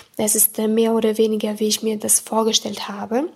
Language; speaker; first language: German; non-native, fluent; Serbian